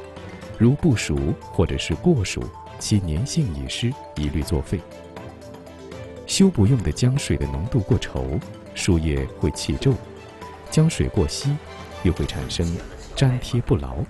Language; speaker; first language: Chinese; native; Chinese